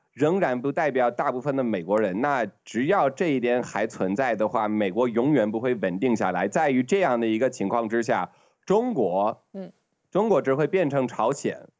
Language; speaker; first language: Chinese; non-native, fluent; English